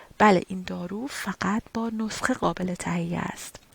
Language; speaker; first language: Persian; native; Persian